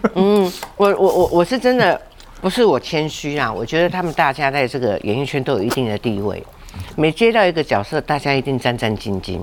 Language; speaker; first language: Chinese; native; Chinese